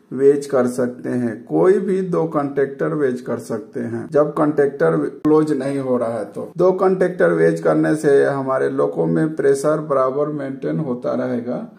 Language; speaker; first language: Hindi; native; Hindi